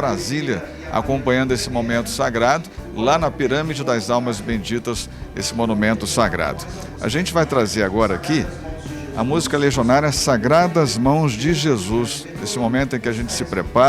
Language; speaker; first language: Portuguese; native; Portuguese